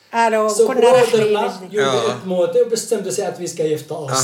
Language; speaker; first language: Swedish; non-native, fluent; Arabic